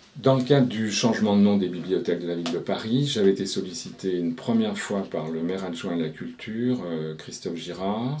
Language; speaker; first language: French; native; French